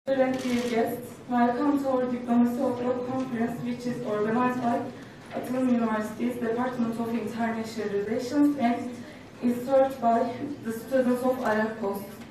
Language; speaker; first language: English; non-native, fluent; Turkish